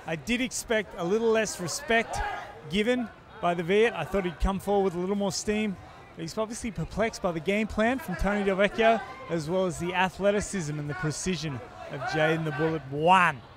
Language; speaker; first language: English; native; English